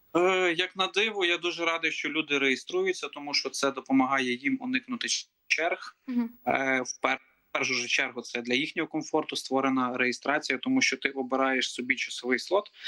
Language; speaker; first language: Ukrainian; native; Ukrainian